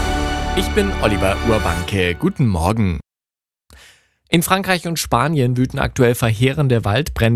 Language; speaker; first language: German; native; German